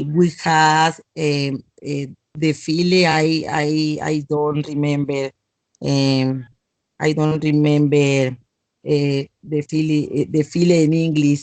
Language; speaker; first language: English; non-native, learner; Spanish